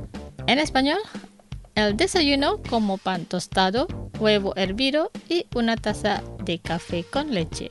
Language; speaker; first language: Spanish; non-native, learner; Indonesian